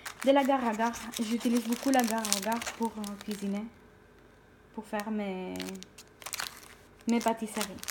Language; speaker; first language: French; non-native, fluent; Spanish